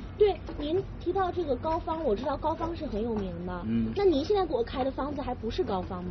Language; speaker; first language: Chinese; native; Chinese